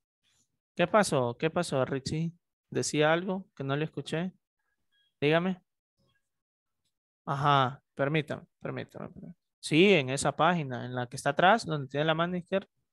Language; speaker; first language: Spanish; native; Spanish